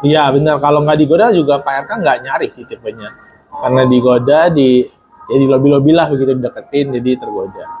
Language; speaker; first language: Indonesian; native; Indonesian